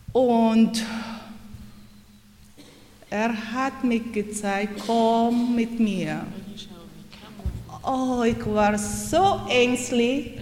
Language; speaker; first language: German; non-native, learner; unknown